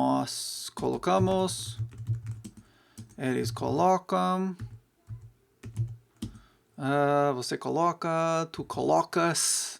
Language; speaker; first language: Portuguese; non-native, fluent; English